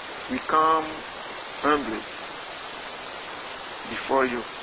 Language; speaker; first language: English; non-native, fluent; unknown